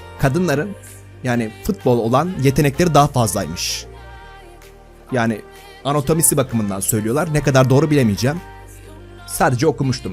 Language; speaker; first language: Turkish; native; Turkish